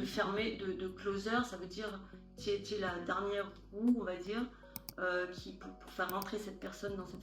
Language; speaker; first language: French; native; French